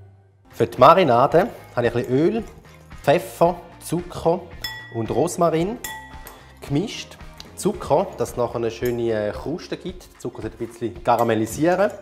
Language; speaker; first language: German; native; German